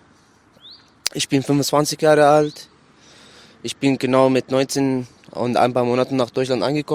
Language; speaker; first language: German; non-native, learner; Arabic